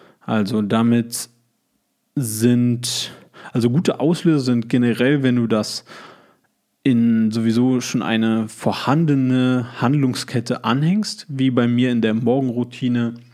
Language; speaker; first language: German; native; German